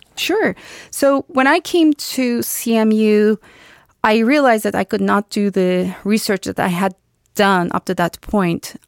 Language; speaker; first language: English; non-native, fluent; Turkish